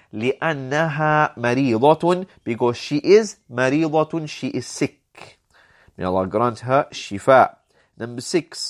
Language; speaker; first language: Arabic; non-native, fluent; English